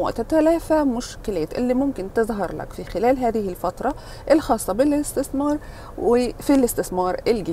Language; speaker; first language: Arabic; native; Arabic